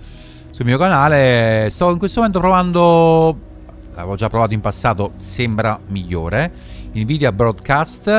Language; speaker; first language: Italian; native; Italian